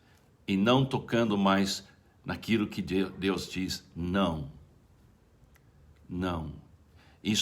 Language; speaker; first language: Portuguese; non-native, fluent; English